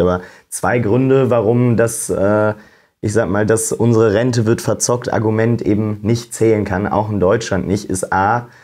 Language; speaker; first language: German; native; German